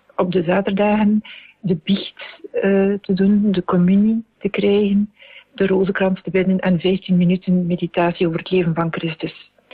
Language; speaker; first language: Dutch; native; Dutch